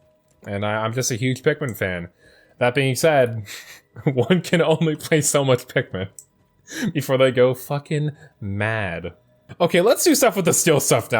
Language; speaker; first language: English; native; English